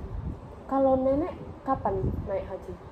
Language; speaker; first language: Indonesian; early bilingual, heritage; English